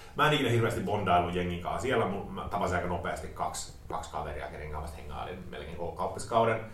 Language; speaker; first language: Finnish; early bilingual, heritage; Finnish